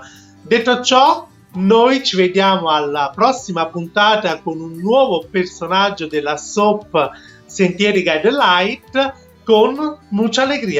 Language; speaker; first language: Italian; native; Italian